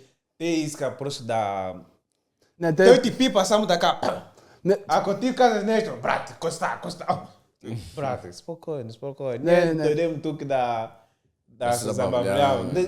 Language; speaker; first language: Bulgarian; non-native, learner; Portuguese